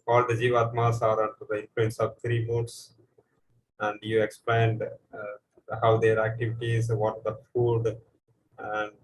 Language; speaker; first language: English; non-native, local second language; Tamil